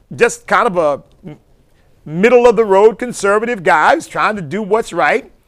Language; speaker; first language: English; native; English